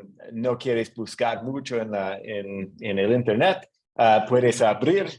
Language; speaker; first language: Spanish; non-native, fluent; English